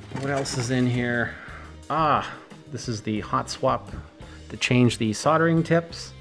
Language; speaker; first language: English; native; English